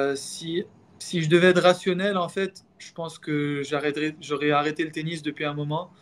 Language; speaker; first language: French; non-native, local second language; Arabic